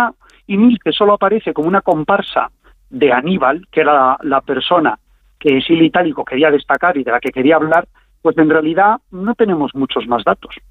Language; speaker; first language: Spanish; native; Spanish